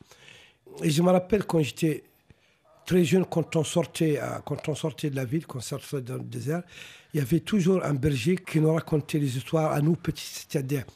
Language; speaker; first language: French; non-native, local second language; Arabic